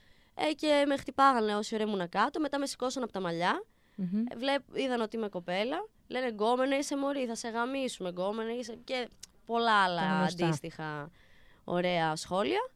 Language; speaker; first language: Greek; native; Greek